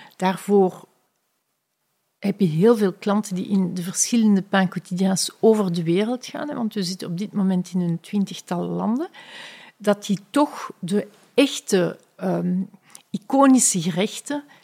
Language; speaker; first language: Dutch; native; Dutch